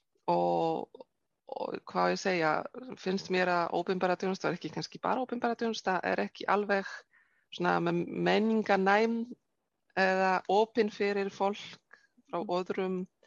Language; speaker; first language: Icelandic; non-native, fluent; Polish